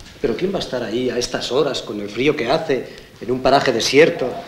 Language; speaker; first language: Spanish; native; Spanish